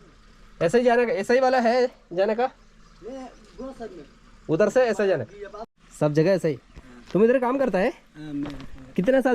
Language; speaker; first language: Hindi; non-native, local second language; Malayalam